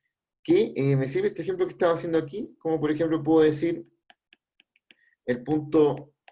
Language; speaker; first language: Spanish; native; Spanish